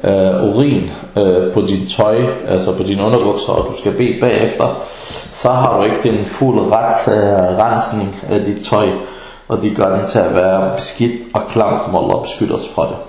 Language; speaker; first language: Danish; early bilingual, other home language; Arabic